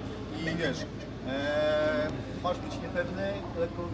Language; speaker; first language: Polish; native; Polish